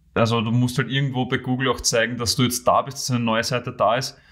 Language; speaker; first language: German; native; German